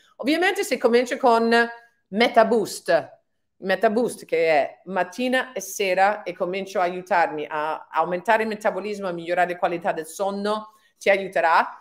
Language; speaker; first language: Italian; non-native, fluent; English